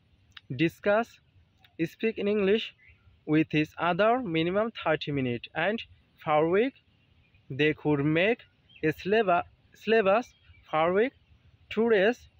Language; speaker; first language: English; non-native, learner; Bangla